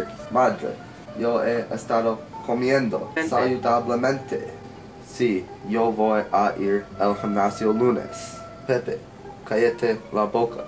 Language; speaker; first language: Spanish; non-native, learner; English